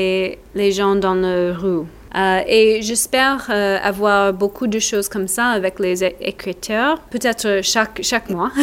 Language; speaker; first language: French; non-native, learner; English